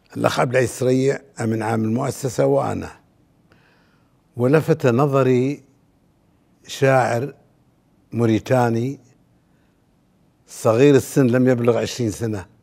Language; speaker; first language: Arabic; native; Arabic